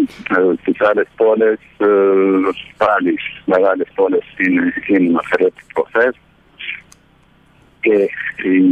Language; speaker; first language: Greek; early bilingual, heritage; Greek